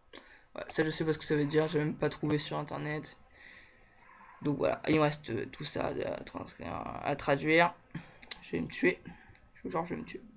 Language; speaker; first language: French; native; French